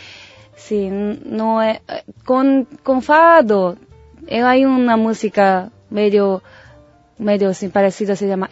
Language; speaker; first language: Spanish; non-native, learner; Japanese